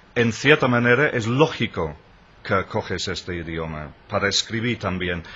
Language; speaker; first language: Spanish; non-native, fluent; English